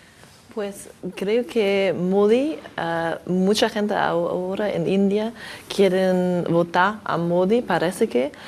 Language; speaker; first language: Spanish; non-native, learner; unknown